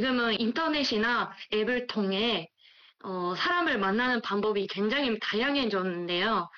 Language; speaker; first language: Korean; non-native, fluent; Japanese